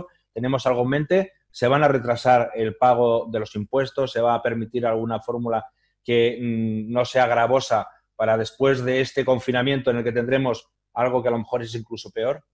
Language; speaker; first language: Spanish; native; Spanish